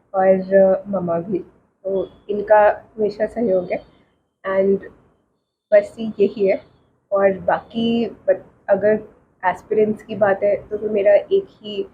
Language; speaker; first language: Hindi; non-native, local second language; Punjabi